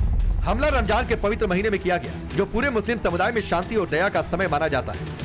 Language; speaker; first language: Hindi; native; Hindi